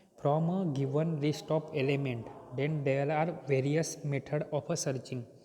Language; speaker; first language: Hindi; non-native, local second language; Marathi